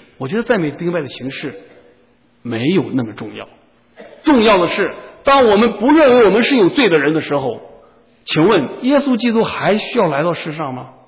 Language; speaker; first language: Chinese; native; Chinese